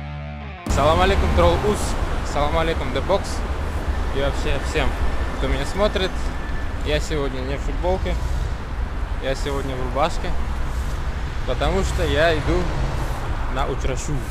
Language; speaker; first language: Russian; non-native, local second language; Uzbek